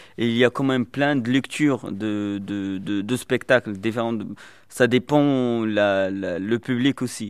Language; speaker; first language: French; non-native, local second language; Arabic